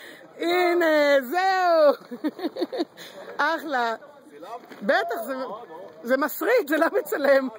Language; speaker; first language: Hebrew; native; Hebrew